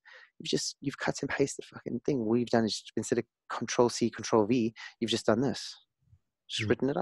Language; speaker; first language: English; native; English